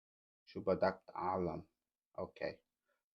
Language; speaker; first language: Arabic; non-native, learner; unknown